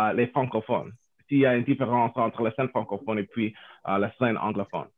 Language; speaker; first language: French; non-native, fluent; English